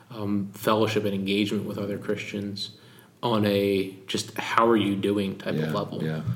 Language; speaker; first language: English; native; English